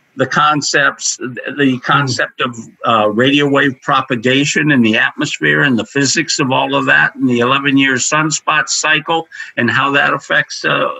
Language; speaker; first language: English; native; English